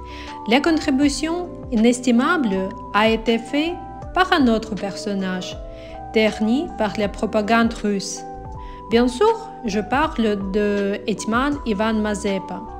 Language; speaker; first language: French; non-native, learner; Ukrainian